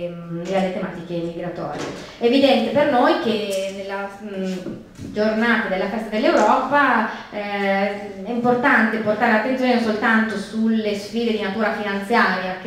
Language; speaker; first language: Italian; native; Italian